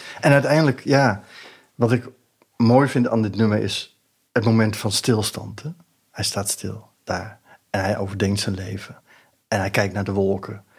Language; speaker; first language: Dutch; native; Dutch